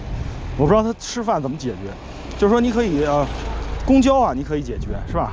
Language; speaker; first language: Chinese; native; Chinese